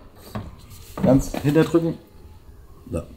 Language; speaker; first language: German; native; German